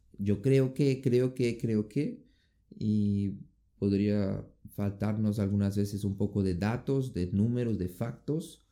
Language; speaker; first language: Spanish; non-native, fluent; Portuguese